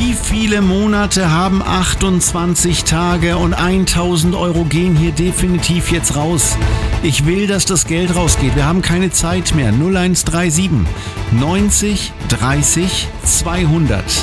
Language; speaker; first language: German; native; German